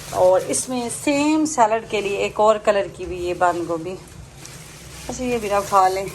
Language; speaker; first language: Urdu; native; Urdu